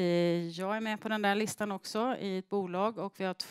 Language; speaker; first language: Swedish; native; Swedish